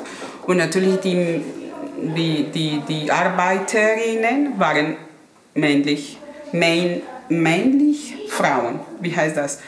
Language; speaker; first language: German; non-native, learner; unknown